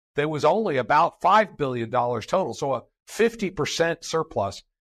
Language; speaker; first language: English; native; English